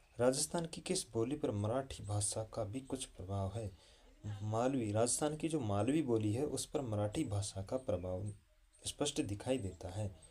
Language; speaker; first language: Hindi; native; Hindi